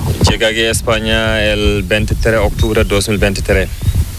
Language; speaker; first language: Spanish; non-native, learner; Fula